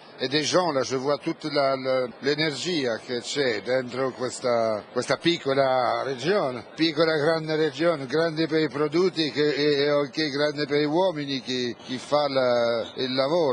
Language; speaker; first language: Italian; non-native, learner; French